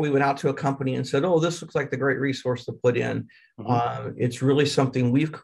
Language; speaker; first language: English; native; English